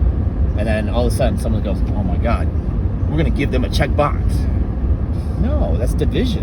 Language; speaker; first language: English; native; English